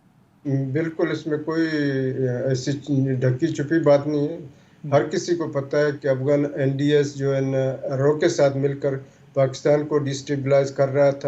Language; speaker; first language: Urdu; non-native, local second language; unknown